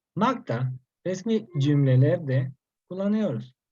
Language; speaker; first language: Turkish; non-native, fluent; Spanish